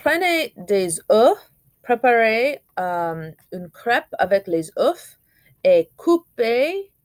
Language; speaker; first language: French; non-native, fluent; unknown